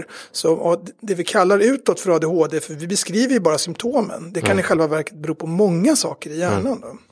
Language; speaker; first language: Swedish; native; Swedish